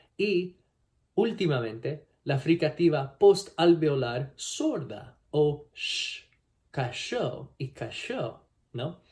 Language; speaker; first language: Spanish; non-native, learner; English